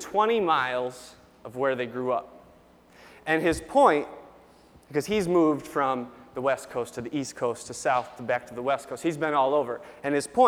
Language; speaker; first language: English; native; English